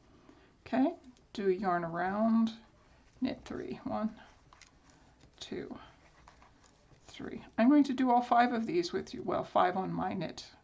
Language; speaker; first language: English; native; English